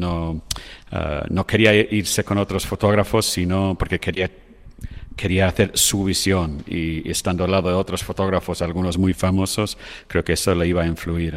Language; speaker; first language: Spanish; non-native, fluent; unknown